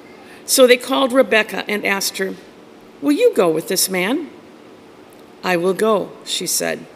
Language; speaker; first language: English; native; English